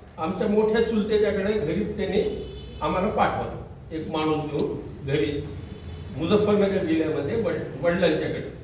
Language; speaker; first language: Marathi; non-native, local second language; Urdu